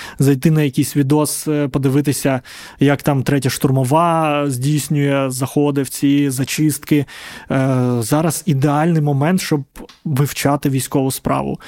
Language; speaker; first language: Ukrainian; non-native, local second language; Russian